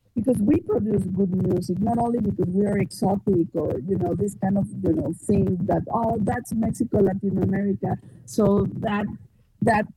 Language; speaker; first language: English; non-native, fluent; Spanish